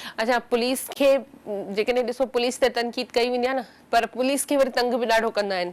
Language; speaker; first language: Sindhi; native; Sindhi